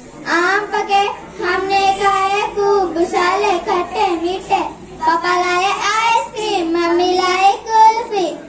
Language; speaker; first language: Hindi; non-native, local second language; Telugu